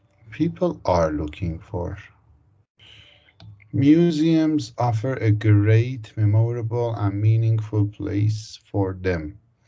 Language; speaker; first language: English; non-native, fluent; Azerbaijani